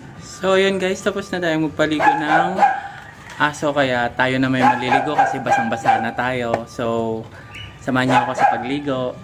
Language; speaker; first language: Filipino; non-native, local second language; Iloko